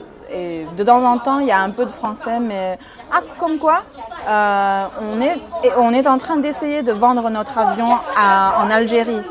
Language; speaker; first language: French; non-native, fluent; Chinese